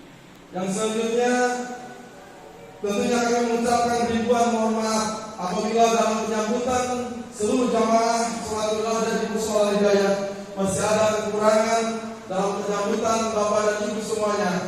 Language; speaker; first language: Indonesian; native; Indonesian